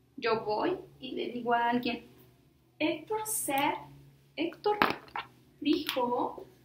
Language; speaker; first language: Spanish; native; Spanish